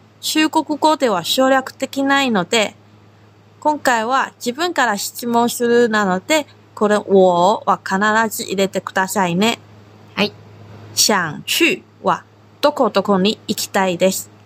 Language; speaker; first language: Japanese; non-native, fluent; Korean